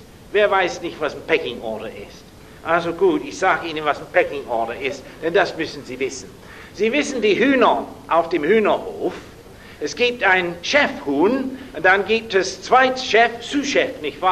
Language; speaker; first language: German; non-native, fluent; English